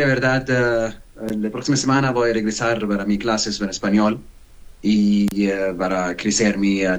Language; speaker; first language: Spanish; non-native, learner; Arabic